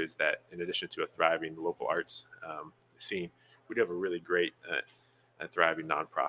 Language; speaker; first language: English; native; English